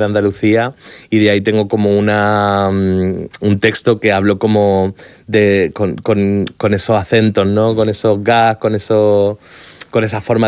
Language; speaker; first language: Spanish; native; Spanish